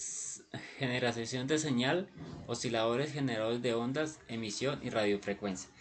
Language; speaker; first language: Spanish; native; Spanish